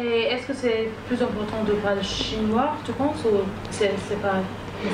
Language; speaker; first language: French; non-native, learner; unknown